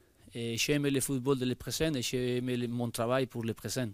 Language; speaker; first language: French; non-native, learner; Spanish